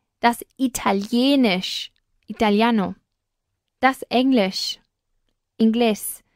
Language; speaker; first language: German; non-native, fluent; Spanish